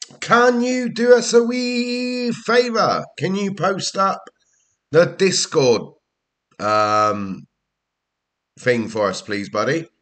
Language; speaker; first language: English; native; English